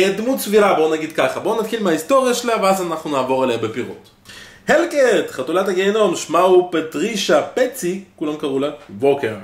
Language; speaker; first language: Hebrew; native; Hebrew